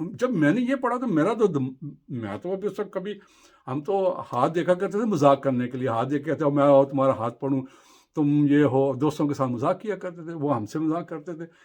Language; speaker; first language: Urdu; native; Urdu